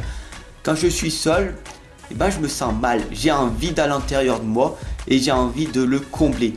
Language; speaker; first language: French; native; French